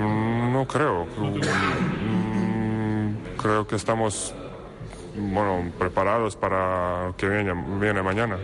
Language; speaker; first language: Spanish; non-native, fluent; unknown